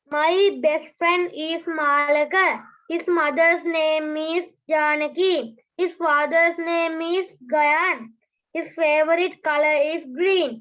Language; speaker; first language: English; non-native, learner; Sinhala